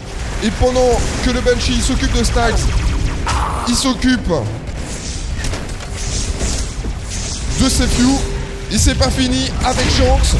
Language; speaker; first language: French; native; French